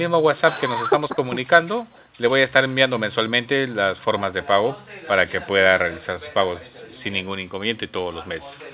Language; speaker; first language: Spanish; native; Spanish